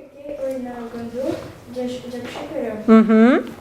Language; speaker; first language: Kyrgyz; non-native, local second language; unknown